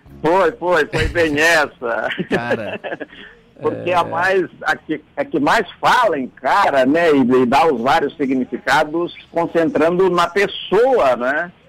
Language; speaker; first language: Portuguese; native; Portuguese